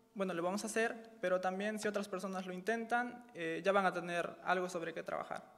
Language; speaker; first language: Spanish; native; Spanish